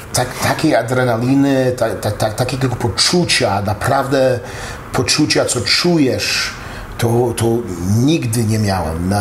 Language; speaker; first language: Polish; native; Polish